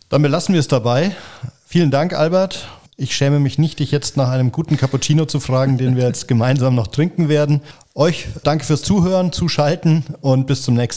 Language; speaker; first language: German; native; German